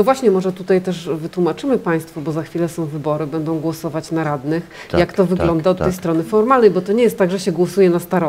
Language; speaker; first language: Polish; native; Polish